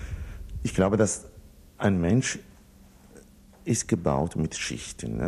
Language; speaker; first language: German; non-native, fluent; Italian